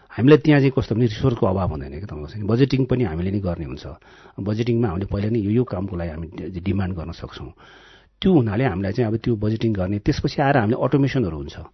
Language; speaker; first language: Nepali; non-native, local second language; Gurung